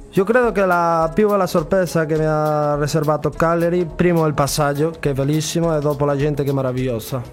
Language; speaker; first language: Italian; non-native, learner; Spanish